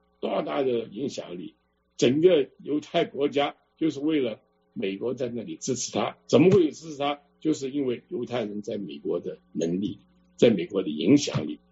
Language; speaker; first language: Chinese; non-native, local second language; Cantonese